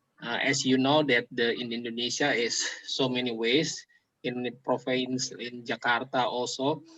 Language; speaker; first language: English; non-native, local second language; Indonesian